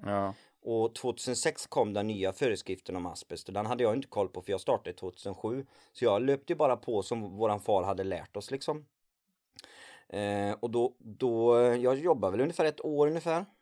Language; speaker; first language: Swedish; native; Swedish